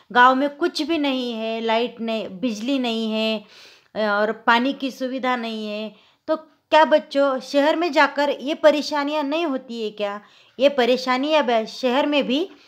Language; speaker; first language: Hindi; non-native, local second language; Marathi